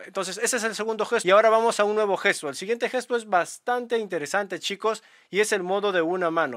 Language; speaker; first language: Spanish; native; Spanish